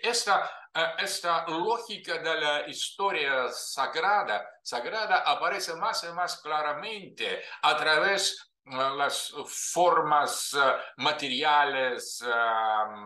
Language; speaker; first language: Spanish; non-native, fluent; Russian